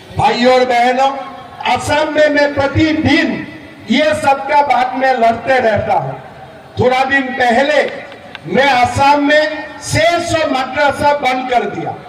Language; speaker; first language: Hindi; non-native, local second language; Assamese